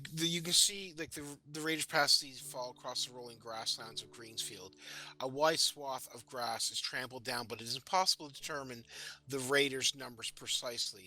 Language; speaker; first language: English; native; English